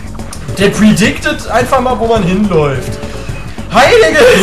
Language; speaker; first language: German; native; German